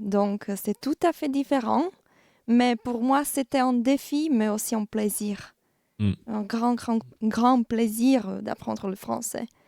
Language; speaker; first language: French; non-native, fluent; Slovak